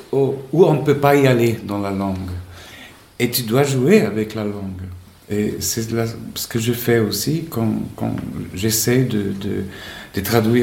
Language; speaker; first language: French; non-native, fluent; Spanish